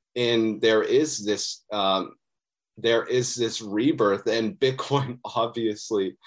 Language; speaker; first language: English; native; English